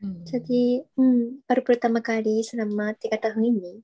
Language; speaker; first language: Indonesian; non-native, fluent; Japanese